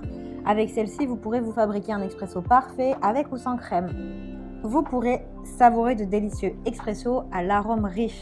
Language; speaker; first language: French; native; French